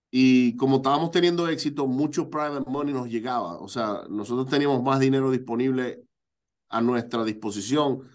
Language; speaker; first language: Spanish; native; Spanish